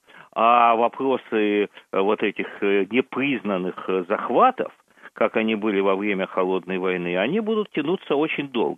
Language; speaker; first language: Russian; native; Russian